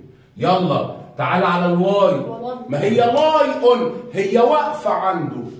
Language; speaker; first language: Arabic; native; Arabic